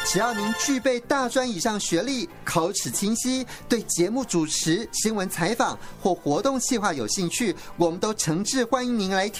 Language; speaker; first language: Chinese; native; Chinese